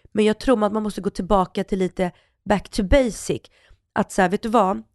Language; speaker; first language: Swedish; early bilingual, other home language; Russian